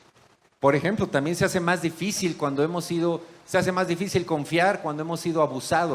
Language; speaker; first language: Spanish; native; Spanish